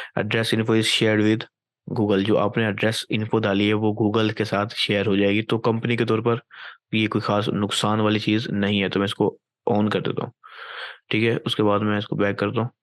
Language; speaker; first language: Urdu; native; Urdu